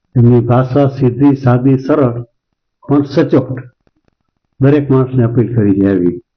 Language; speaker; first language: Gujarati; non-native, local second language; Kachhi